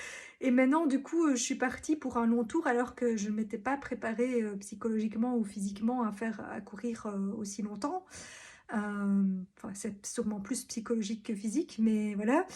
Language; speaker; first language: French; native; French